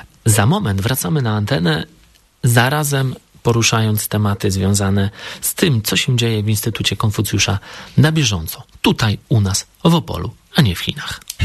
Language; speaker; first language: Polish; native; Polish